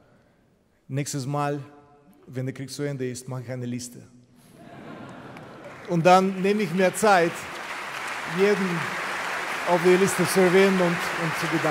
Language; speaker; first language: German; non-native, fluent; Ukrainian